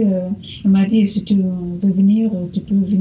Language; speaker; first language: French; non-native, learner; Portuguese